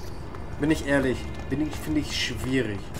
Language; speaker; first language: German; native; German